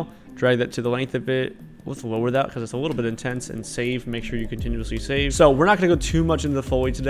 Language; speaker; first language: English; native; English